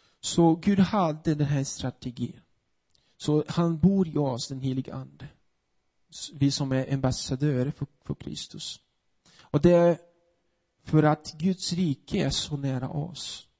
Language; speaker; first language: Swedish; non-native, fluent; Portuguese